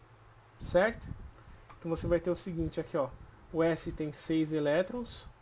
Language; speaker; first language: Portuguese; native; Portuguese